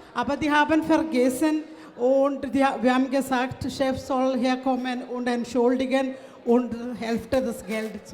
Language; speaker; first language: German; non-native, fluent; Malayalam